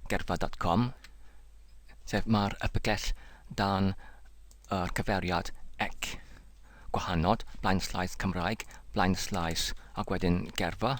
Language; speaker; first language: Welsh; non-native, learner; English